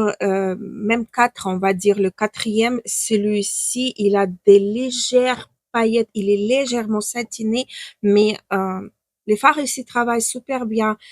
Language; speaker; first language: French; non-native, fluent; Ukrainian